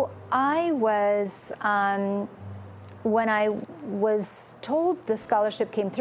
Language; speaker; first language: English; non-native, fluent; Romanian